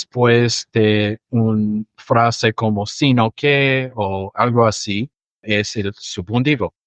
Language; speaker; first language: Spanish; non-native, fluent; English